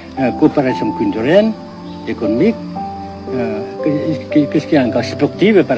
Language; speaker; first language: French; non-native, local second language; Vietnamese